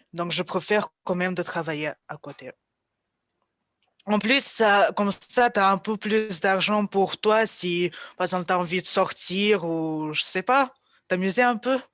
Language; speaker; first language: French; non-native, fluent; Russian